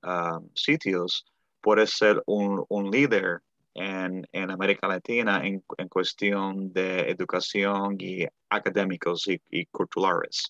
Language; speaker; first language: Spanish; early bilingual, heritage; Spanish